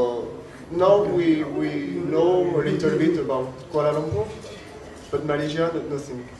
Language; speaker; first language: English; non-native, learner; French